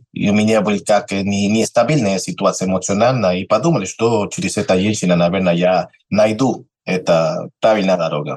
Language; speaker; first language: Russian; non-native, learner; Spanish